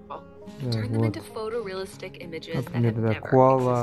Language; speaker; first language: Russian; non-native, local second language; Kazakh